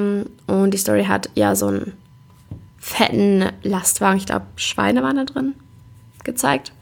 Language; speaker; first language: German; native; German